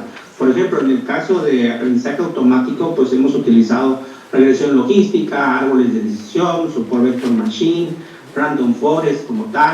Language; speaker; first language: Spanish; native; Spanish